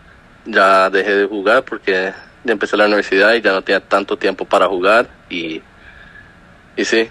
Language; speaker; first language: Spanish; early bilingual, heritage; Spanish